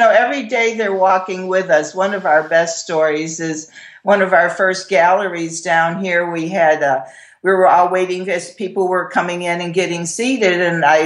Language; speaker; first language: English; native; English